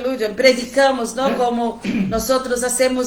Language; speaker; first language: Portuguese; non-native, learner; Spanish